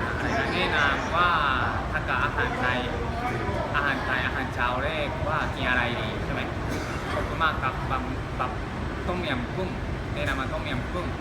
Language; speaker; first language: Thai; non-native, learner; Japanese